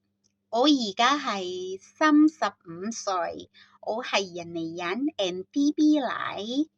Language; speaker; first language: Cantonese; non-native, fluent; Indonesian